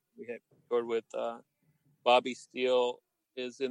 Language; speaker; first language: English; native; English